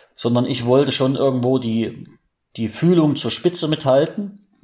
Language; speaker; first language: German; native; German